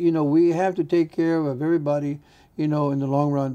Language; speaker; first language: English; early bilingual, other home language; Spanish